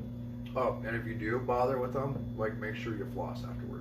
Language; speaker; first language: English; native; English